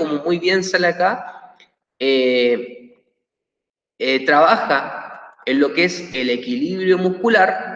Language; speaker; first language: Spanish; native; Spanish